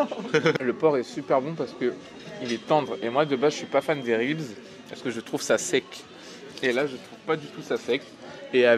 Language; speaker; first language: French; native; French